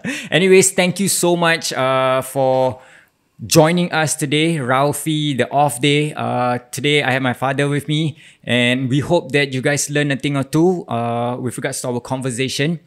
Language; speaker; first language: English; non-native, local second language; Malay